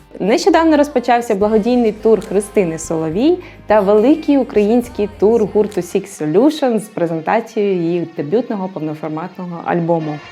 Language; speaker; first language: Ukrainian; native; Ukrainian